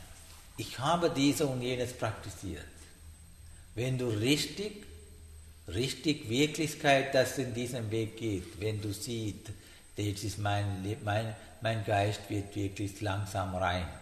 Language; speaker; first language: German; non-native, learner; Sinhala